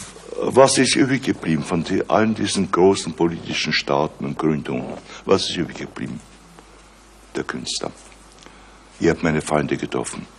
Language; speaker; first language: German; native; German